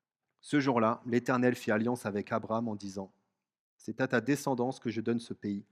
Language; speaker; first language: French; native; French